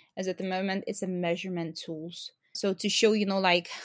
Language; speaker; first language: English; non-native, fluent; Lithuanian